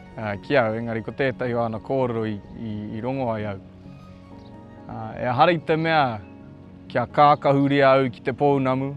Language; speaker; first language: Māori; non-native, local second language; English